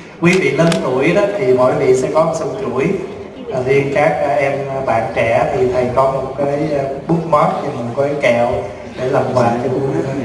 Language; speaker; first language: Vietnamese; native; Vietnamese